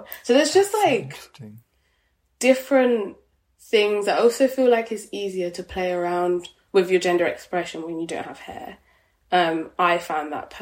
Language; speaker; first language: English; native; English